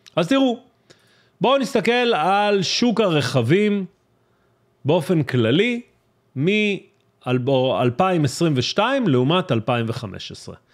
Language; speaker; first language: Hebrew; native; Hebrew